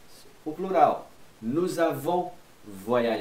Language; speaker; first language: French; non-native, fluent; Portuguese